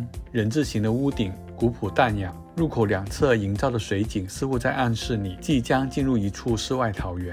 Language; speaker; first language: Chinese; native; Chinese